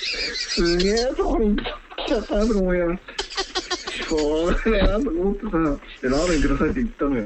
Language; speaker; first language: Japanese; native; Japanese